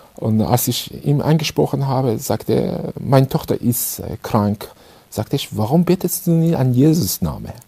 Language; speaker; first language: German; non-native, fluent; Persian